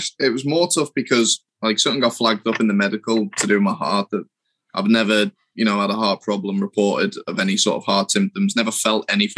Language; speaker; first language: English; native; English